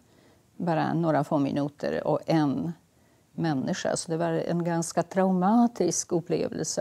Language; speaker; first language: Swedish; non-native, fluent; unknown